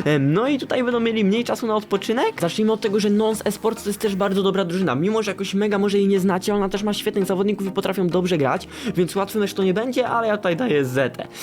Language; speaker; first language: Polish; native; Polish